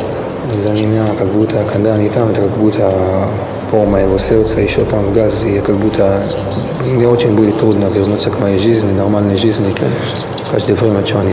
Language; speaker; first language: Russian; early bilingual, heritage; Russian